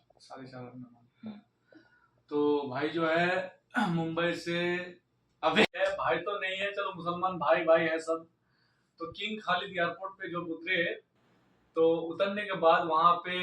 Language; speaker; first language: Hindi; native; Hindi